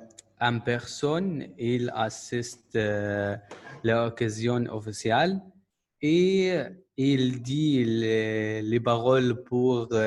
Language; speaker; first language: French; non-native, learner; Arabic